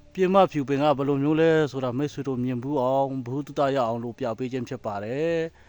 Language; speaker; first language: Burmese; native; Burmese